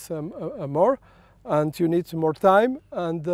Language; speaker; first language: English; non-native, learner; Slovenian